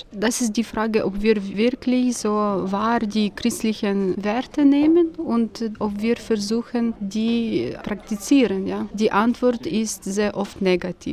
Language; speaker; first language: German; non-native, fluent; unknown